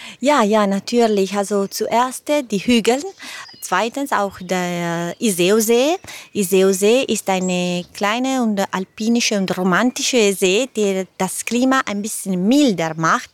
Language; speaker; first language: German; non-native, learner; Italian